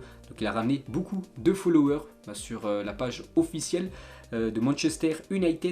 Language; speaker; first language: French; native; French